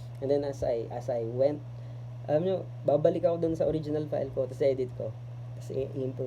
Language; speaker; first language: Filipino; native; Filipino